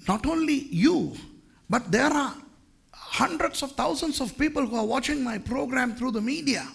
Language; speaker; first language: English; non-native, local second language; Tamil